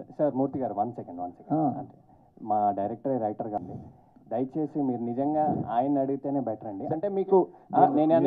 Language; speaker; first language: Telugu; native; Telugu